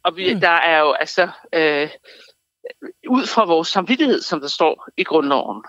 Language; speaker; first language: Danish; native; Danish